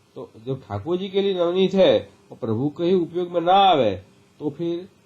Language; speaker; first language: Hindi; non-native, local second language; Gujarati